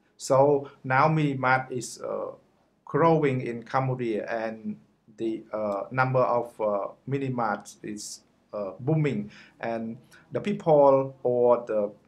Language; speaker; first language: English; non-native, learner; Khmer